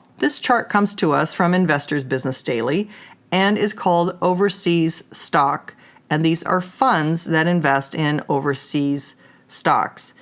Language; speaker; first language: English; native; English